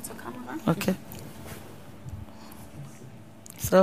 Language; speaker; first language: German; non-native, learner; Akan